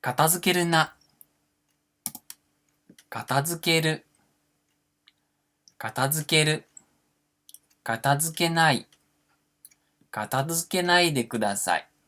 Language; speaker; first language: Japanese; non-native, fluent; Portuguese